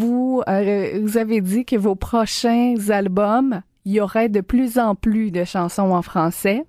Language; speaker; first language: French; native; French